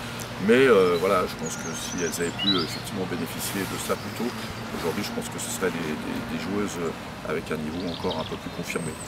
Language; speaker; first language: French; native; French